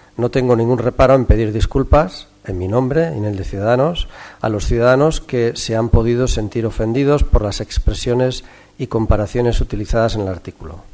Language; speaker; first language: Spanish; non-native, local second language; Catalan